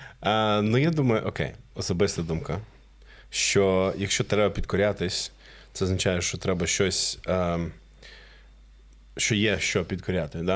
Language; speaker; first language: Ukrainian; non-native, fluent; English